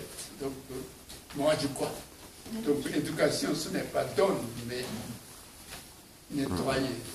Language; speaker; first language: French; non-native, learner; Japanese